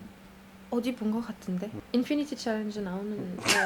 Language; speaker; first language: Korean; non-native, fluent; Arabic